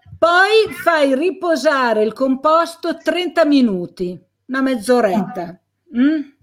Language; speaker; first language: Italian; native; Italian